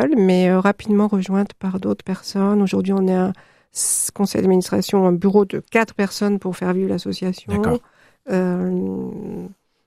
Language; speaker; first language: French; native; French